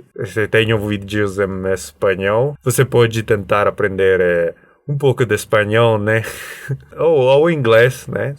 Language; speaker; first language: Portuguese; non-native, learner; Spanish